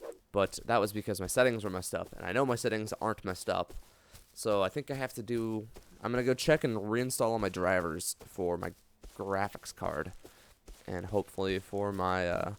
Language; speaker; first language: English; native; English